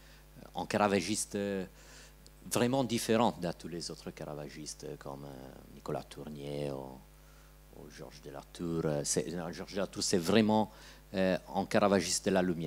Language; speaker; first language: French; non-native, learner; Italian